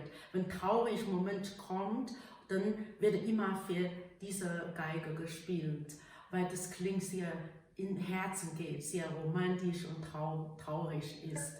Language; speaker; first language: German; non-native, learner; Chinese